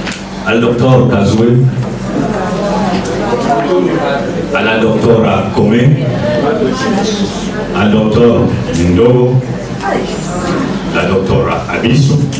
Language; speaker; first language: Spanish; non-native, fluent; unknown